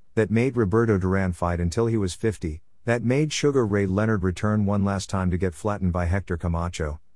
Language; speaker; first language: English; native; English